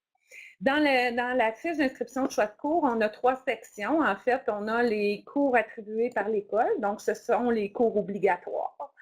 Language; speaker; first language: French; native; French